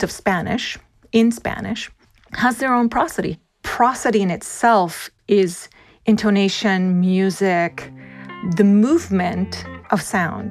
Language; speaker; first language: English; non-native, fluent; Spanish